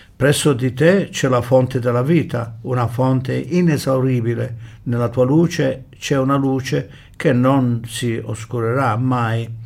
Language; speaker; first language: Italian; early bilingual, heritage; Italian